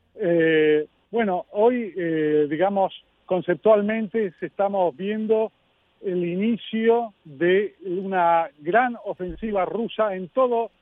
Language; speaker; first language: Spanish; native; Spanish